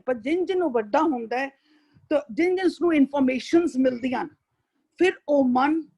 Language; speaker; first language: Hindi; non-native, local second language; Punjabi